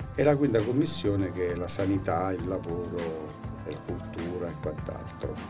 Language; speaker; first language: Italian; native; Italian